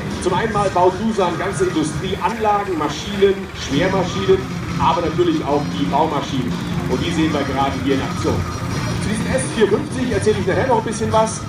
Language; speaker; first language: German; native; German